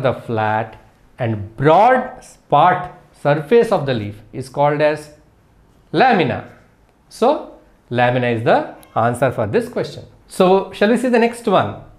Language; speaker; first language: English; non-native, local second language; Telugu